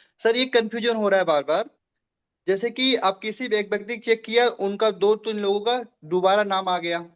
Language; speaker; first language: Hindi; native; Hindi